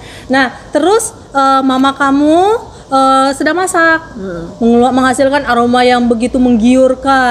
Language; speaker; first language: Indonesian; native; Indonesian